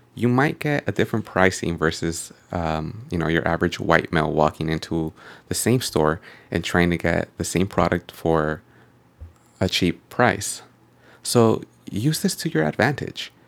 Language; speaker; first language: English; native; English